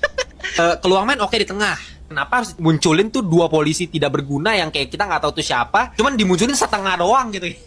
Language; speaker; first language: Indonesian; native; Indonesian